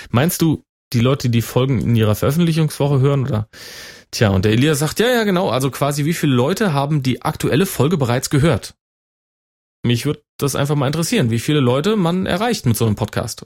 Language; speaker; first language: German; native; German